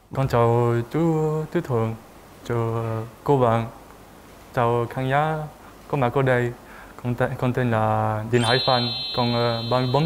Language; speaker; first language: Vietnamese; early bilingual, heritage; French